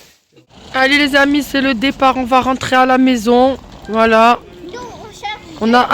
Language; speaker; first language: French; native; French